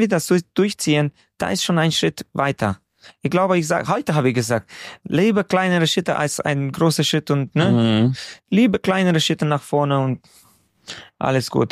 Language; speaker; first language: German; non-native, fluent; Hungarian